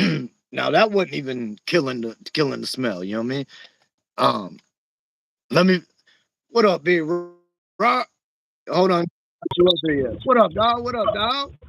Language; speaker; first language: English; native; English